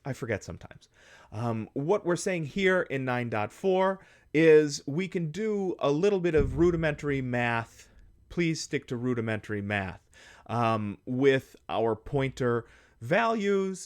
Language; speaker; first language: English; native; English